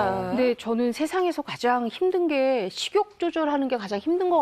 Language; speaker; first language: Korean; native; Korean